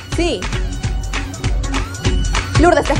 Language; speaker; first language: Spanish; native; Spanish